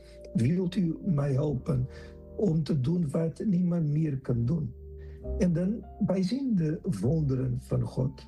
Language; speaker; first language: Dutch; non-native, fluent; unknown